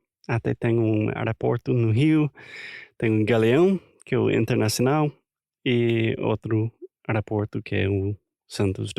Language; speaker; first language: Portuguese; non-native, fluent; English